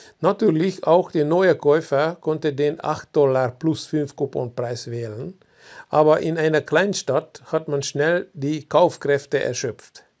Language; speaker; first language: German; non-native, fluent; Hungarian